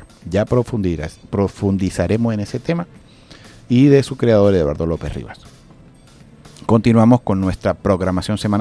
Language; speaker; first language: Spanish; native; Spanish